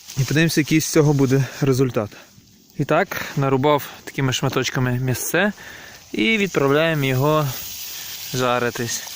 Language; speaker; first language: Ukrainian; native; Ukrainian